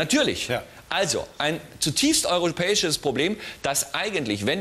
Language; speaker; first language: German; native; German